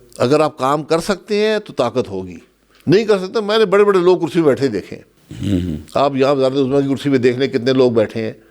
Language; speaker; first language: Urdu; non-native, local second language; Pahari-Potwari